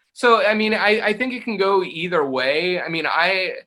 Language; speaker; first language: English; native; English